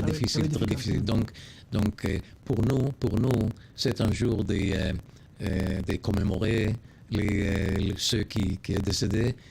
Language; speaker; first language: French; non-native, learner; Hebrew